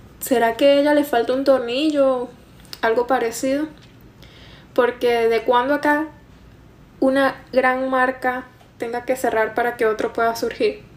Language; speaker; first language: Spanish; native; Spanish